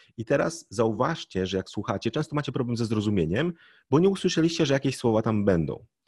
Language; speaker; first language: Polish; native; Polish